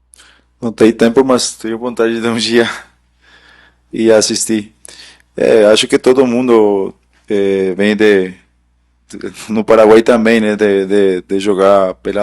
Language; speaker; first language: Portuguese; non-native, fluent; Spanish